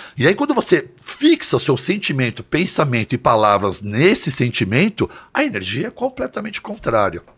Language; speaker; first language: Portuguese; native; Portuguese